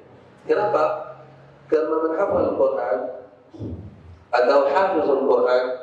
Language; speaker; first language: Indonesian; non-native, fluent; Arabic